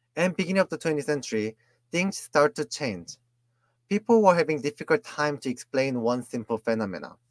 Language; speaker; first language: English; non-native, fluent; Korean